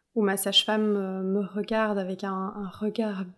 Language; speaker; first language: French; native; French